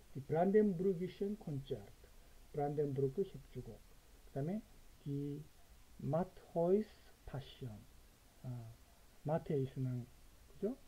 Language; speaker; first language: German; non-native, fluent; Korean